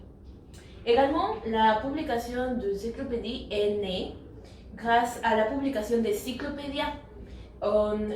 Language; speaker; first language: French; non-native, learner; Spanish